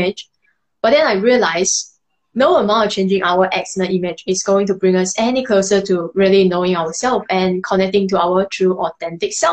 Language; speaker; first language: English; non-native, local second language; Chinese